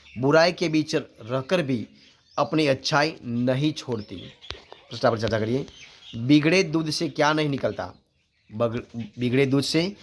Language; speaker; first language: Hindi; non-native, local second language; Gujarati